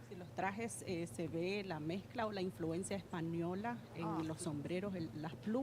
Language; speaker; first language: Spanish; native; Spanish